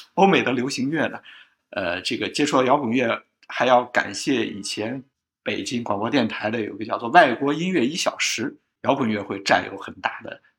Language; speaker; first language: Chinese; native; Chinese